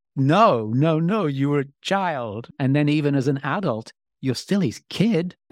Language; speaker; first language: English; native; English